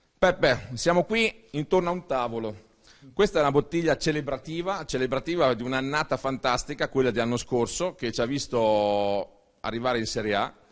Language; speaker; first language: Italian; native; Italian